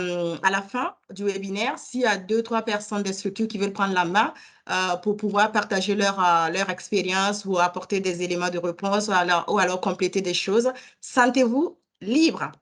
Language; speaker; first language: French; native; French